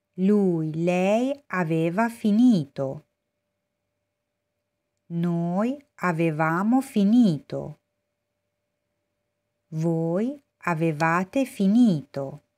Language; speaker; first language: Italian; non-native, fluent; Persian